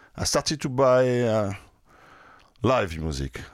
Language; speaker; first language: English; non-native, fluent; French